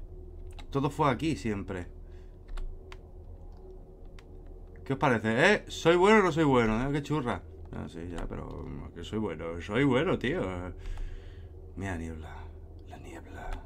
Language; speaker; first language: Spanish; native; Spanish